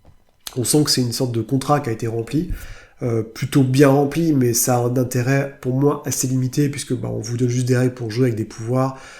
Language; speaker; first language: French; native; French